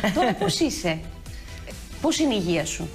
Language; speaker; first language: Greek; native; Greek